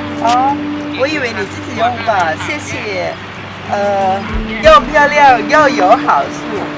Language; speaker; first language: Chinese; non-native, learner; Thai